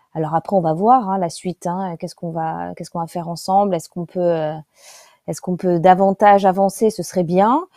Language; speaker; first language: French; native; French